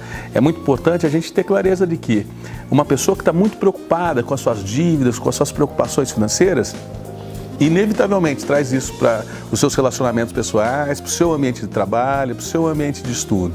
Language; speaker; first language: Portuguese; native; Portuguese